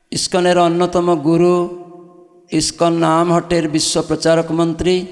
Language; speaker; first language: Bangla; non-native, fluent; Odia